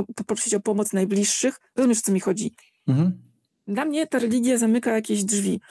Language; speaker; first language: Polish; native; Polish